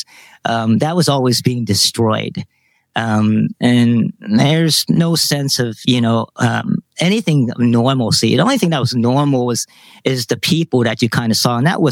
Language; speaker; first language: English; early bilingual, other home language; Vietnamese